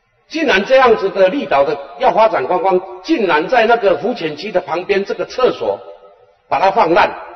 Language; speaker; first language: Chinese; native; Chinese